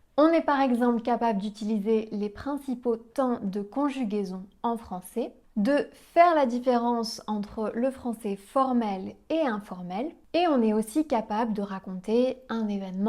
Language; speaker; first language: French; native; French